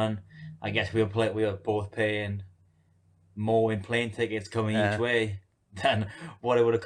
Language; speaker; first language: English; native; English